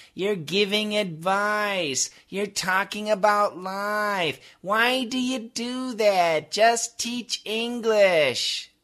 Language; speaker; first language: English; native; English